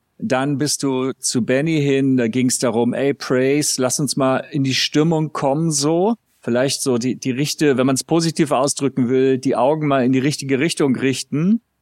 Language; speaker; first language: German; native; German